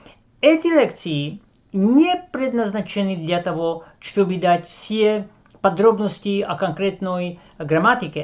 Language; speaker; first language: Russian; non-native, fluent; Slovak